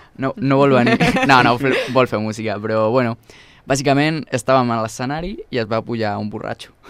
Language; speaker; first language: Catalan; non-native, local second language; Spanish